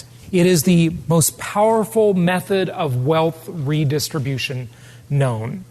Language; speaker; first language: English; native; English